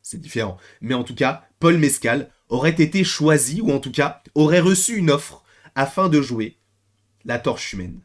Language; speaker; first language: French; native; French